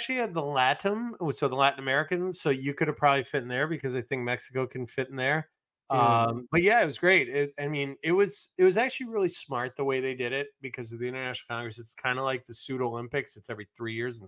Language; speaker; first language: English; native; English